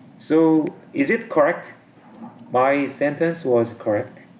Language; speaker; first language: English; non-native, learner; Korean